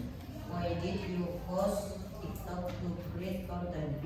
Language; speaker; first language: English; non-native, learner; Indonesian